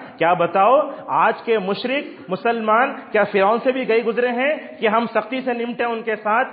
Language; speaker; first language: Urdu; native; Urdu